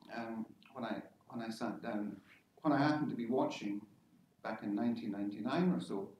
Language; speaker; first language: English; native; English